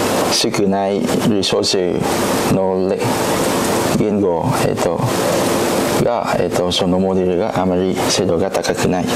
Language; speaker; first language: Japanese; non-native, learner; Vietnamese